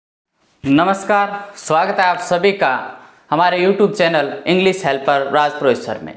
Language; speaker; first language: Hindi; native; Hindi